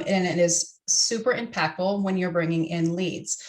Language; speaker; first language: English; native; English